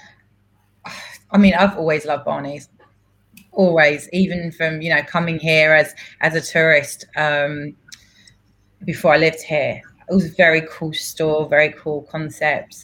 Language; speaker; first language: English; non-native, local second language; Greek